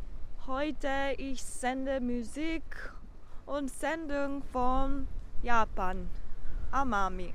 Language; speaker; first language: German; non-native, learner; Japanese